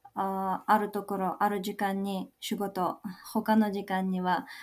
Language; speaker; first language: Japanese; non-native, learner; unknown